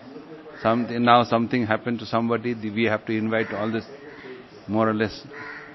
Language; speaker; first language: English; non-native, local second language; Cantonese